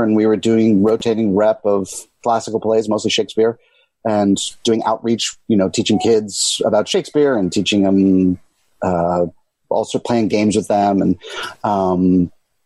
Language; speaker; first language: English; native; English